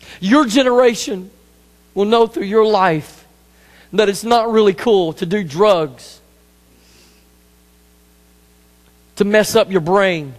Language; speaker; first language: English; native; English